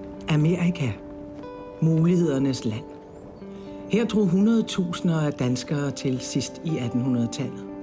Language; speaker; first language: Danish; native; Danish